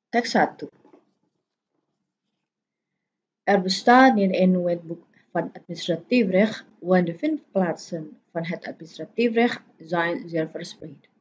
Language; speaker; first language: Dutch; non-native, fluent; Indonesian